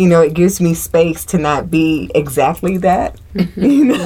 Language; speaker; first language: English; native; English